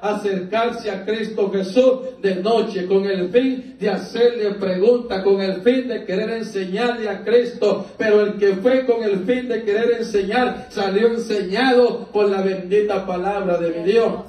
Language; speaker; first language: Spanish; native; Spanish